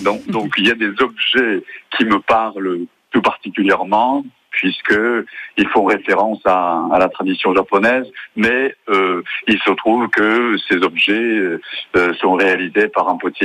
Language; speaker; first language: French; non-native, fluent; Japanese